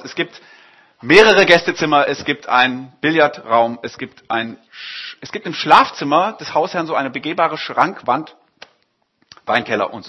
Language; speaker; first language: German; native; German